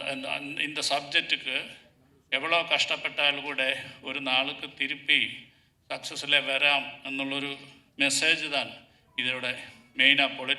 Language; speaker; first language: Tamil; non-native, learner; Malayalam